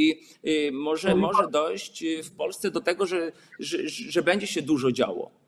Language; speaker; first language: Polish; native; Polish